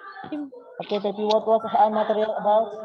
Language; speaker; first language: English; non-native, fluent; Indonesian